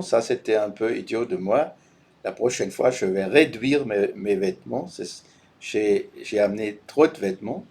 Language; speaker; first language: French; non-native, fluent; German